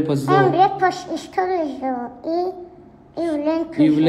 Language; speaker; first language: Russian; non-native, local second language; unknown